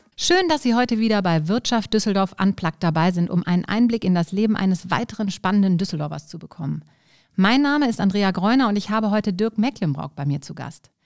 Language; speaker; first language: German; native; German